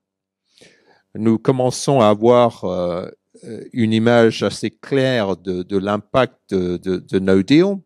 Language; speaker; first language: French; early bilingual, other home language; English